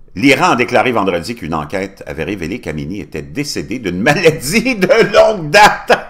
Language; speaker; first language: French; native; French